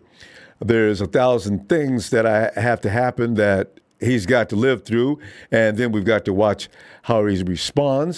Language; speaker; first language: English; native; English